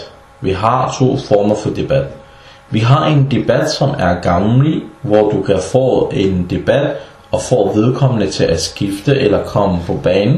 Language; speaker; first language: Danish; early bilingual, other home language; Arabic